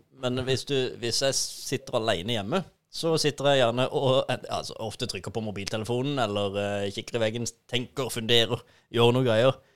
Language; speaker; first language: Norwegian; native; Norwegian